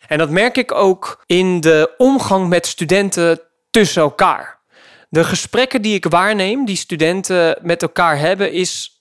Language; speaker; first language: Dutch; native; Dutch